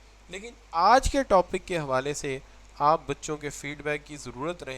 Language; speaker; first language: Urdu; native; Urdu